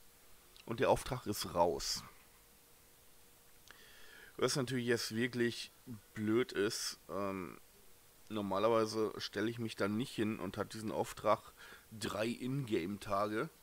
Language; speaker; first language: German; native; German